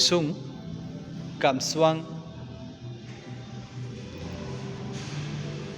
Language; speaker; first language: Vietnamese; non-native, fluent; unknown